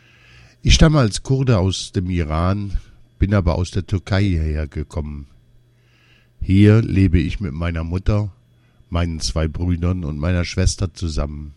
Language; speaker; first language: German; non-native, learner; Kurdish